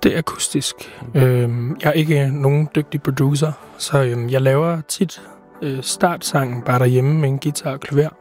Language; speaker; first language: Danish; native; Danish